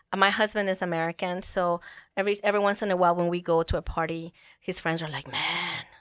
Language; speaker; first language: English; non-native, fluent; Spanish